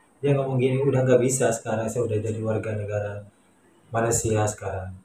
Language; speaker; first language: Indonesian; native; Indonesian